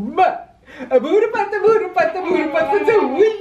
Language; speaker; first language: Dutch; native; Dutch